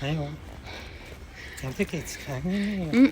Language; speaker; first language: German; native; German